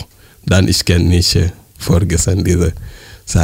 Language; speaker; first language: German; non-native, learner; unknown